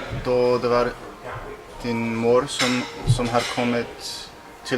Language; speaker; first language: Swedish; non-native, learner; English